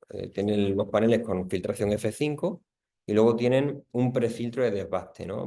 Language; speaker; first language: Spanish; native; Spanish